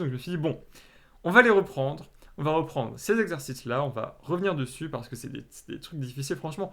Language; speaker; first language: French; native; French